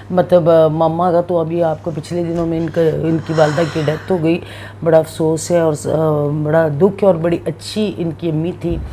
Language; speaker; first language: Urdu; non-native, local second language; Punjabi